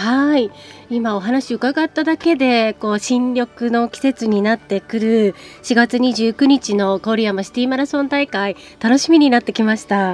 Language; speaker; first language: Japanese; native; Japanese